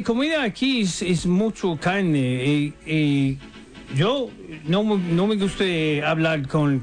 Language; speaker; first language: Spanish; non-native, learner; English